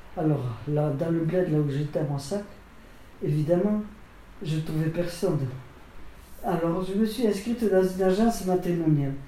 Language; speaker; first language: French; non-native, local second language; Swiss German